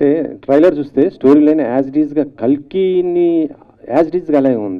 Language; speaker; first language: Telugu; native; Telugu